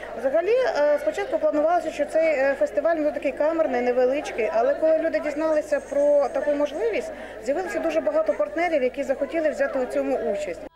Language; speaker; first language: Ukrainian; native; Ukrainian